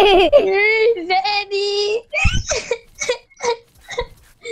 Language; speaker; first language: English; native; English